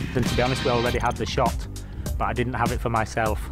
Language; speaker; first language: English; native; English